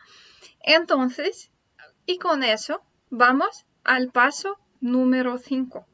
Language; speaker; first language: Spanish; non-native, fluent; Russian